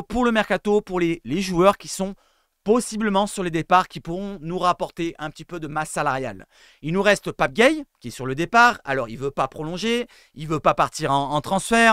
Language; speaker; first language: French; native; French